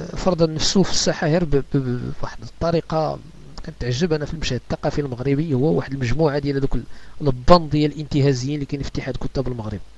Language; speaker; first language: Arabic; native; Arabic